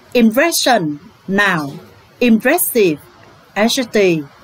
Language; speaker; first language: English; non-native, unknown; Vietnamese